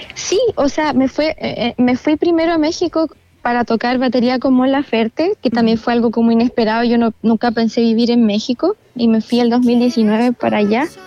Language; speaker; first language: Spanish; native; Spanish